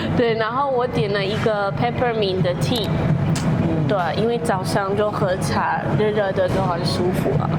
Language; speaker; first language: Chinese; native; Chinese